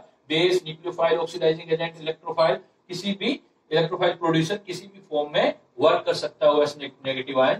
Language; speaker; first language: Hindi; native; Hindi